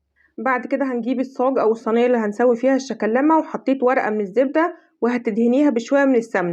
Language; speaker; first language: Arabic; native; Arabic